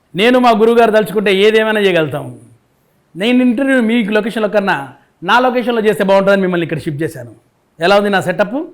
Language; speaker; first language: Telugu; native; Telugu